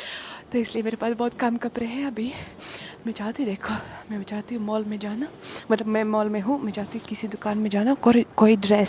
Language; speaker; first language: Hindi; non-native, fluent; Russian